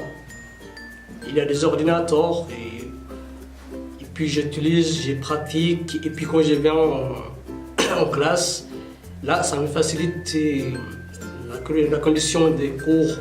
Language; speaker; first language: French; non-native, fluent; Tigrinya